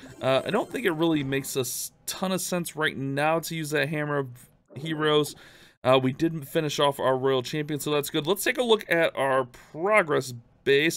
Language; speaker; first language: English; native; English